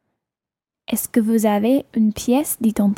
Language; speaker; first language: French; non-native, learner; English